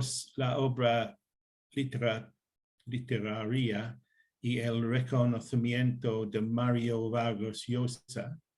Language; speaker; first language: Spanish; non-native, learner; English